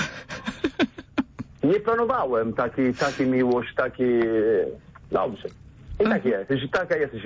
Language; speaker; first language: Polish; non-native, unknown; Italian